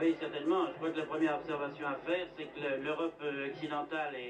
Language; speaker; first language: French; native; French